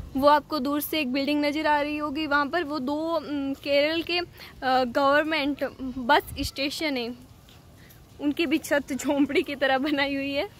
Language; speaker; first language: Hindi; native; Hindi